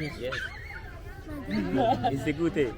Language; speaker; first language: English; non-native, learner; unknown